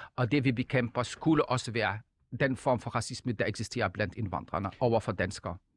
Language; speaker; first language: Danish; non-native, fluent; Arabic